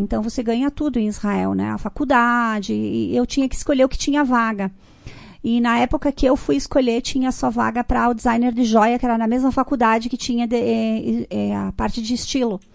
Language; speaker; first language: Portuguese; native; Portuguese